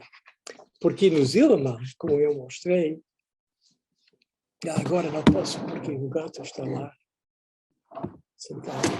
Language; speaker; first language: Portuguese; non-native, fluent; Dutch